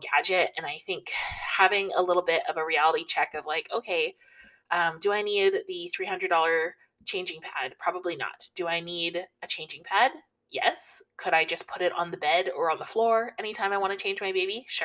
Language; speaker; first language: English; native; English